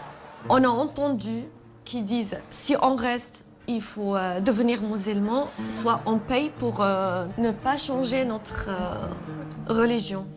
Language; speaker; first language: French; non-native, fluent; Assyrian Neo-Aramaic